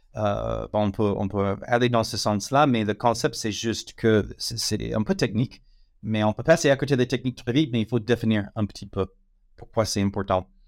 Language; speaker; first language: French; non-native, fluent; English